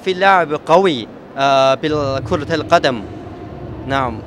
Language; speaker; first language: Arabic; non-native, learner; Chinese